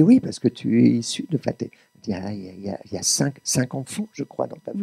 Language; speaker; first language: French; native; French